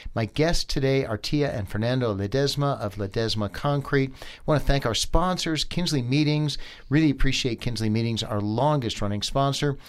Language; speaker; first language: English; native; English